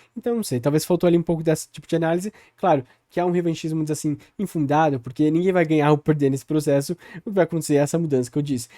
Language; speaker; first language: Portuguese; native; Portuguese